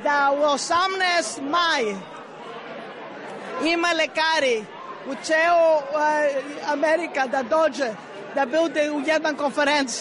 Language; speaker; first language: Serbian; non-native, learner; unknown